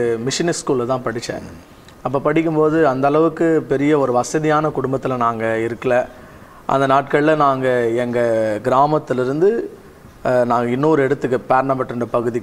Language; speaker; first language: Tamil; native; Tamil